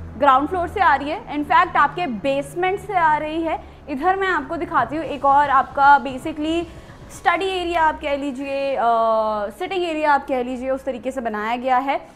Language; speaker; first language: Hindi; native; Hindi